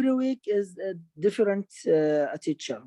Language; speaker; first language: English; non-native, learner; Arabic